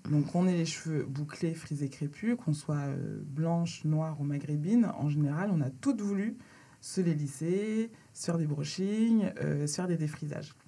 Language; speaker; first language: French; early bilingual, other home language; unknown